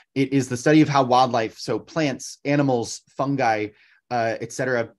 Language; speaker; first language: English; native; English